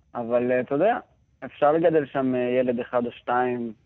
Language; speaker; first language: Hebrew; native; Hebrew